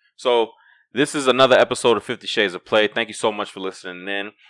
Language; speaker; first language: English; native; English